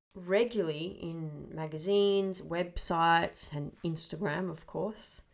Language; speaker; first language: English; native; English